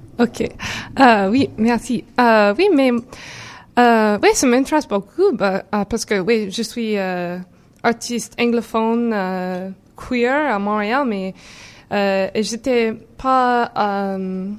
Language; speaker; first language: French; non-native, learner; English